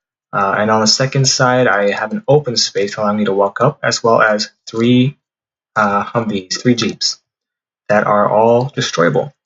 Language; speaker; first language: English; native; English